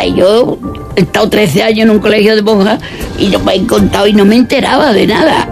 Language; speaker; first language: Spanish; native; Spanish